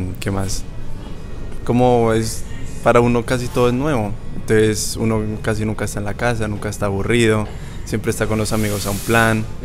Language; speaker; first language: Spanish; native; Spanish